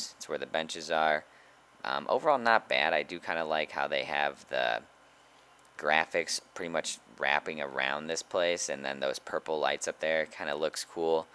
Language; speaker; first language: English; native; English